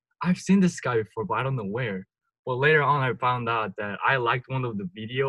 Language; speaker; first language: English; non-native, fluent; Turkish